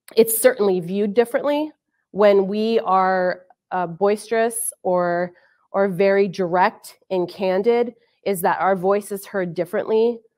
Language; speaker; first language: English; native; English